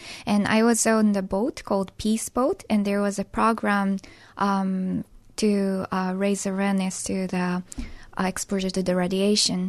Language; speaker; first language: English; non-native, fluent; Japanese